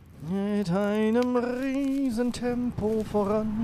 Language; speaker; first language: German; native; German